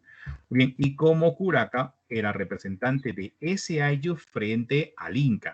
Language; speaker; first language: Spanish; native; Spanish